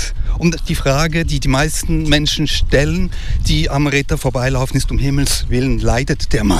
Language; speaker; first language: German; native; German